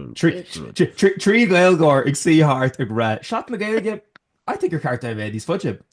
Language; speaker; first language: Irish; native; Irish